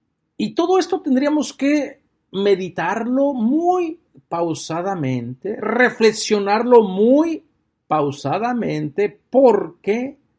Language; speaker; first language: Spanish; native; Spanish